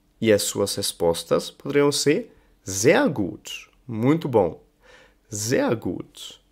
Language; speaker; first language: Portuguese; non-native, fluent; German